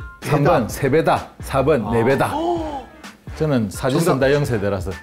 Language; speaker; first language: Korean; native; Korean